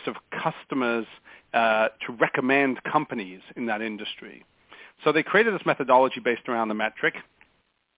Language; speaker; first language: English; native; English